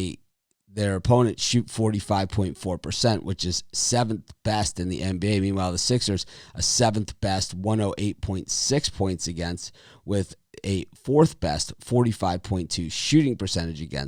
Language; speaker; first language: English; native; English